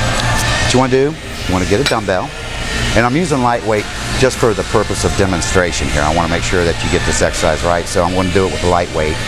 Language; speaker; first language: English; native; English